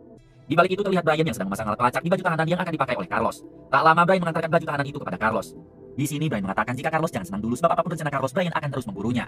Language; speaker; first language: Indonesian; native; Indonesian